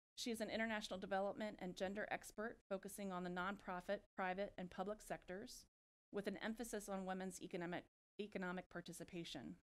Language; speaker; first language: English; native; English